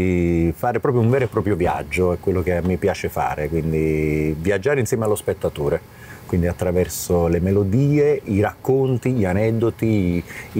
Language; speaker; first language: Italian; native; Italian